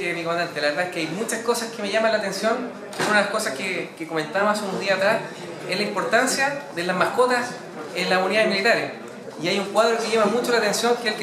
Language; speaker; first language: Spanish; native; Spanish